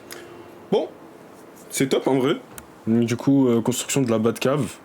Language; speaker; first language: French; native; French